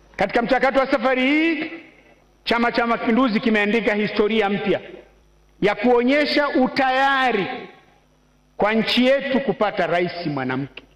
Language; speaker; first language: Swahili; native; Swahili